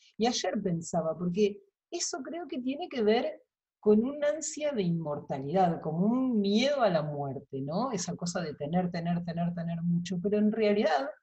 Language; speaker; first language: Spanish; native; Spanish